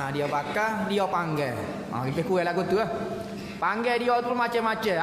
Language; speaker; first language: Malay; native; Malay